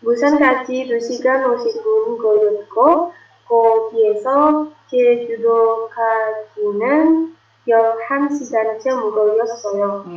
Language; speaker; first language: Korean; non-native, learner; Indonesian